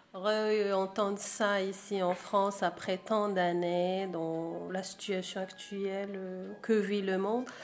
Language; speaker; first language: French; non-native, local second language; Arabic